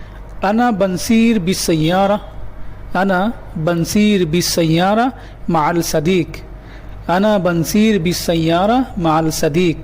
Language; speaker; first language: Arabic; non-native, learner; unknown